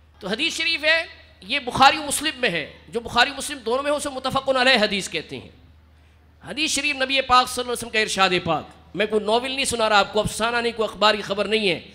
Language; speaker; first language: Urdu; non-native, local second language; Punjabi